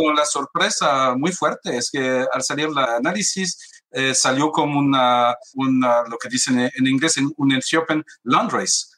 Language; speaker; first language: Spanish; non-native, fluent; French